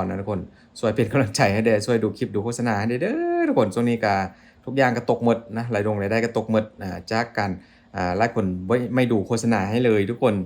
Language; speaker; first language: Thai; non-native, local second language; Northeastern Thai